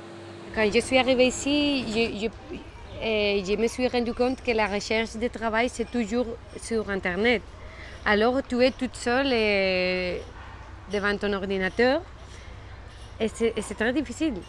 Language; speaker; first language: French; non-native, fluent; Spanish